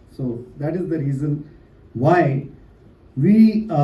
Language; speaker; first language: English; non-native, local second language; Hindi